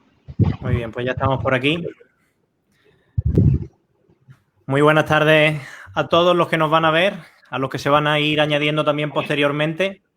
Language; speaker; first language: Spanish; native; Spanish